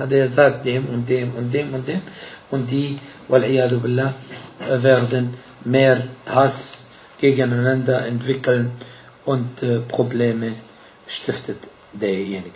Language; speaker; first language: German; non-native, fluent; Arabic